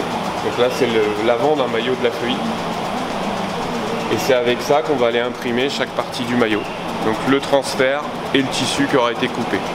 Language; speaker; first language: French; native; French